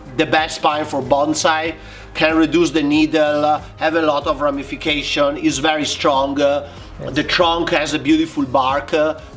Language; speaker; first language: English; non-native, fluent; Italian